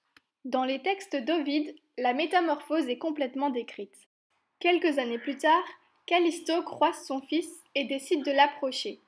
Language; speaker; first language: French; native; French